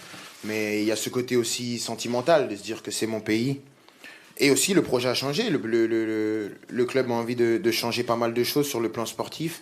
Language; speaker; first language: French; native; French